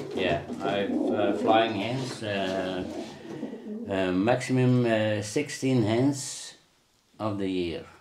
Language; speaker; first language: English; non-native, learner; Dutch